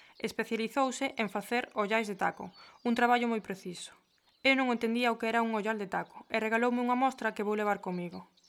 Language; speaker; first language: Galician; early bilingual, heritage; Galician